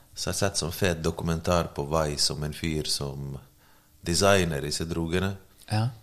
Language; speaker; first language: Norwegian; early bilingual, other home language; Bosnian